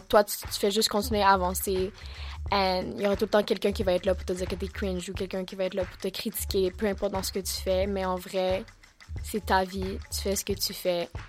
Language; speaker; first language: French; early bilingual, heritage; French